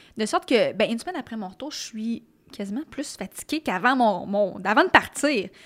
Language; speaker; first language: French; native; French